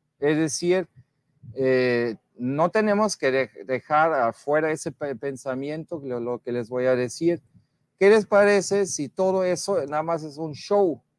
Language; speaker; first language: Spanish; non-native, fluent; German